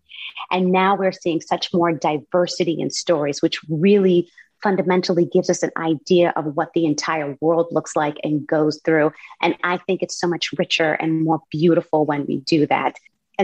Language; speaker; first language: English; native; English